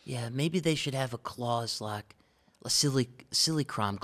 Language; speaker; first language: English; native; English